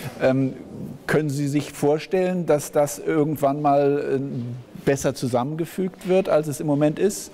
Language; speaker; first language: German; native; German